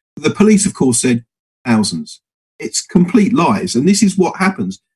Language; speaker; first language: English; native; English